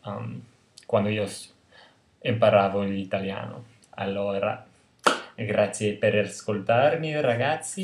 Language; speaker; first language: Italian; non-native, fluent; English